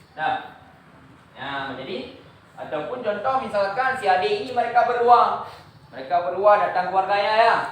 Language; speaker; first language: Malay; non-native, local second language; Achinese